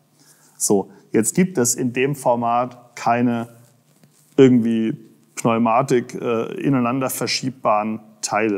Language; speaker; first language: German; native; German